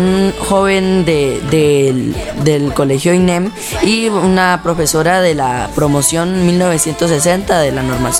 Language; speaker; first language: Spanish; native; Spanish